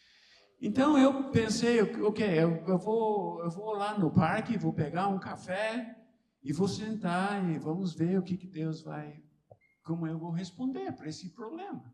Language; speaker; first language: Portuguese; non-native, fluent; English